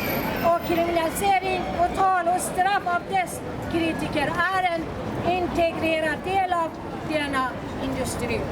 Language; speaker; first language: Swedish; non-native, fluent; Persian